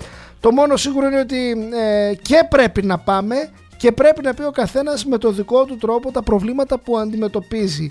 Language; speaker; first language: Greek; native; Greek